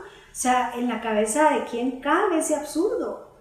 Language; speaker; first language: Spanish; native; Spanish